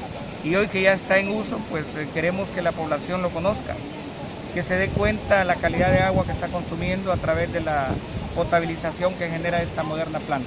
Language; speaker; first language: Spanish; native; Spanish